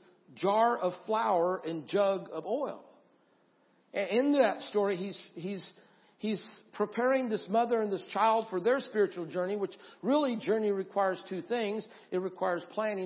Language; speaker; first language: English; native; English